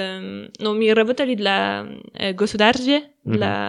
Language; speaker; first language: Russian; non-native, learner; French